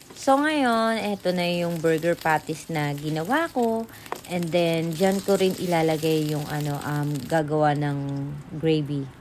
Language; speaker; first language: Filipino; native; Filipino